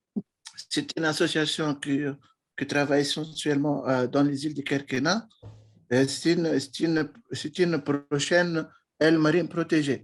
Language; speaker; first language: French; non-native, local second language; Arabic